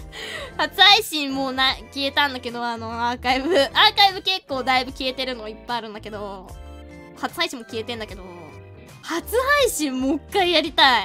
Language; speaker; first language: Japanese; native; Japanese